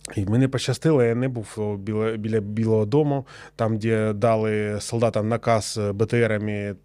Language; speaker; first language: Ukrainian; non-native, local second language; Russian